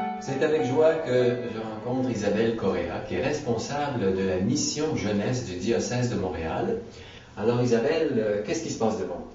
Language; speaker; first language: French; native; French